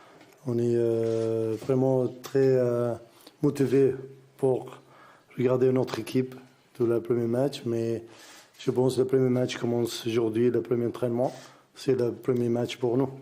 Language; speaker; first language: French; non-native, learner; Arabic